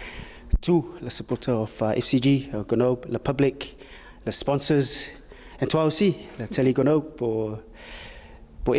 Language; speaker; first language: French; non-native, learner; English